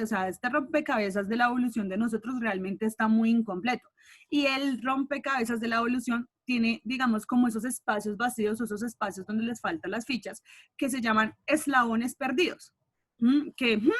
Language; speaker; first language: Spanish; native; Spanish